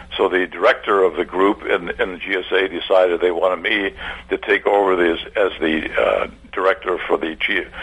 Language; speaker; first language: English; early bilingual, other home language; German